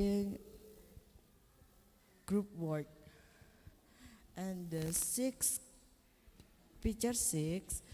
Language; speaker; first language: English; non-native, learner; Indonesian